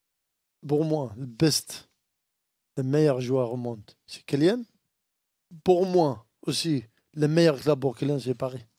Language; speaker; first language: French; non-native, learner; Arabic